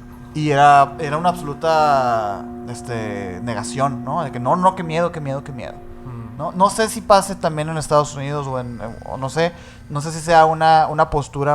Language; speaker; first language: Spanish; native; Spanish